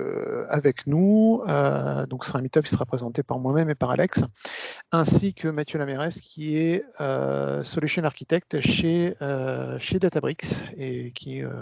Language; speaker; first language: French; native; French